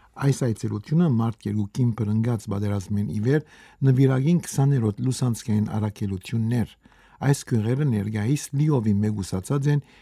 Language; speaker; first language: Armenian; native; Armenian